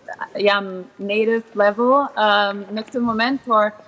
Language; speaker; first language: Albanian; early bilingual, heritage; Albanian